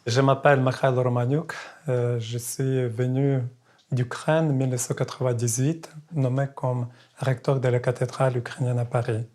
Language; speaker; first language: French; non-native, fluent; Ukrainian